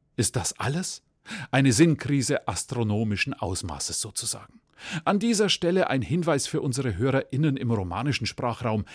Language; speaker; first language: German; native; German